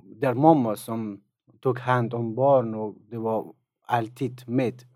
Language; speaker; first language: Swedish; non-native, learner; Persian